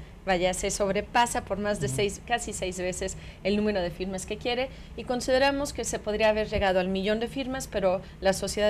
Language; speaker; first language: Spanish; native; Spanish